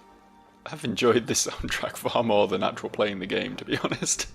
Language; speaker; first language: English; native; English